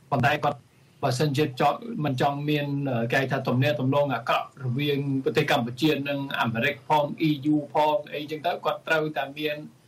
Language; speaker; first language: Khmer; early bilingual, heritage; Khmer